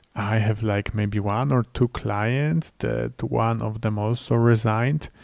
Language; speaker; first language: English; non-native, fluent; Polish